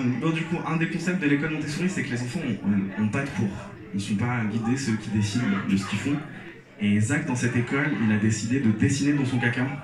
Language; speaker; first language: French; non-native, local second language; Arabic